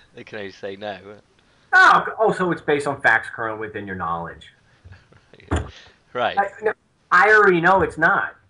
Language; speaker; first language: English; native; English